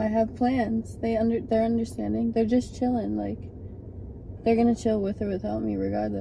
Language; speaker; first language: English; native; English